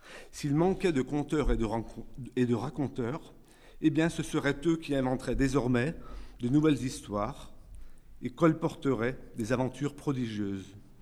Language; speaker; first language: French; native; French